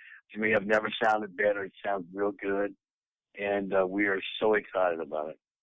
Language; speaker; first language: English; native; English